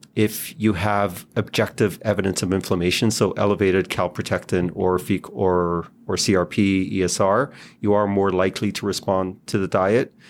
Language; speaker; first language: English; non-native, fluent; Hebrew